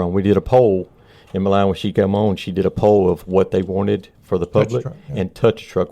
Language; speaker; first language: English; native; English